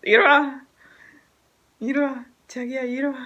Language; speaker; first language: Korean; non-native, learner; English